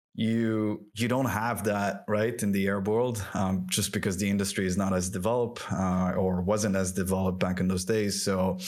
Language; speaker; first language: English; non-native, fluent; French